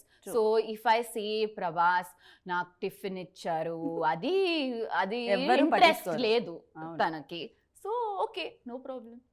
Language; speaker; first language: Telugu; non-native, learner; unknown